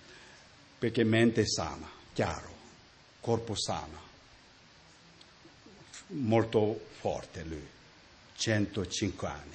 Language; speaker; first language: Italian; non-native, learner; Tibetan